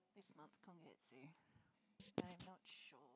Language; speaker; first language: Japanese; non-native, learner; English